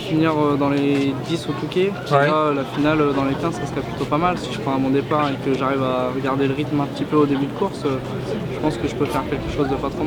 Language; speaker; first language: French; native; French